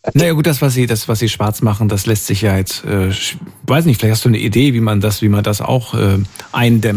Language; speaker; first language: German; native; German